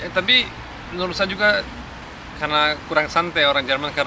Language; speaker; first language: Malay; early bilingual, other home language; German